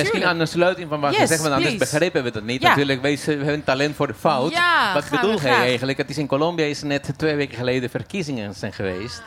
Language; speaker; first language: Dutch; non-native, fluent; Spanish